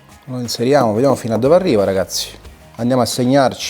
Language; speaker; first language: Italian; native; Italian